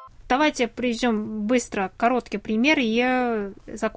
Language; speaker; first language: Russian; non-native, fluent; Korean